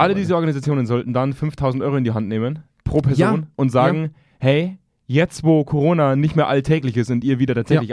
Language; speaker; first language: German; native; German